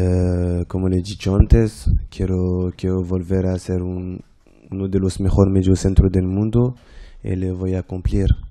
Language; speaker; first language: Spanish; non-native, fluent; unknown